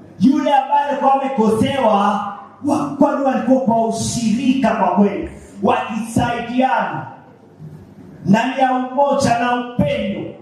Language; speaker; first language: Swahili; non-native, local second language; Nande